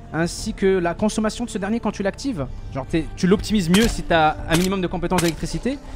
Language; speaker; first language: French; non-native, local second language; Arabic